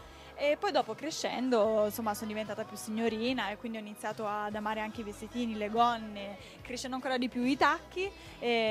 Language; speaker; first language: Italian; native; Italian